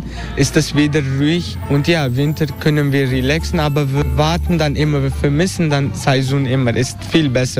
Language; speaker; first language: German; non-native, fluent; Turkish